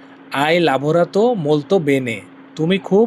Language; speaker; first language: Italian; non-native, learner; Bangla